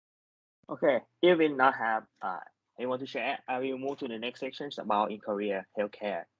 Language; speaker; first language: English; non-native, learner; Thai